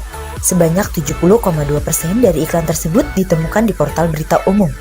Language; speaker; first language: Indonesian; native; Indonesian